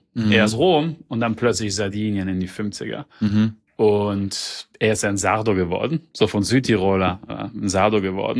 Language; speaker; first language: German; early bilingual, heritage; German